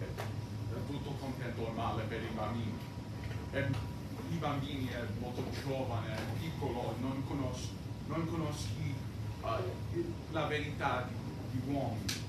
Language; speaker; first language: Italian; non-native, learner; English